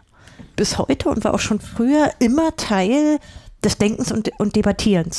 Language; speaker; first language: German; native; German